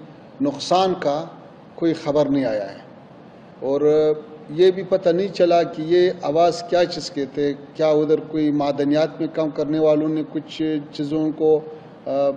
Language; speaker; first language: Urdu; non-native, fluent; Pashto